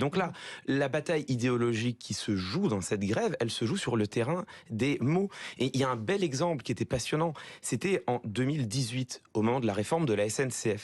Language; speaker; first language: French; native; French